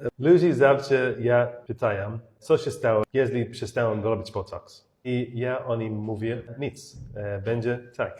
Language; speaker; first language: Polish; non-native, learner; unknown